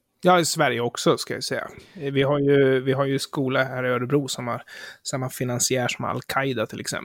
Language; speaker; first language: Swedish; native; Swedish